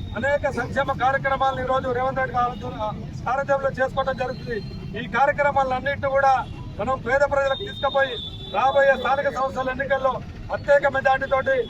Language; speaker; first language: Telugu; native; Telugu